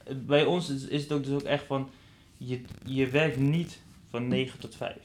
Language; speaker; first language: Dutch; non-native, fluent; Persian